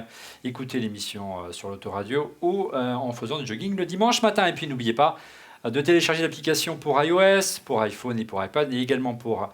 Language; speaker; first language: French; native; French